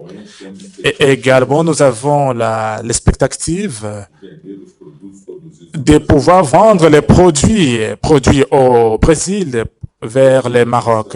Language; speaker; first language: French; non-native, fluent; Portuguese